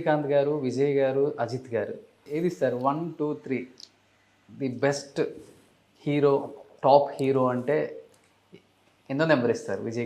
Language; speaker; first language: Telugu; native; Telugu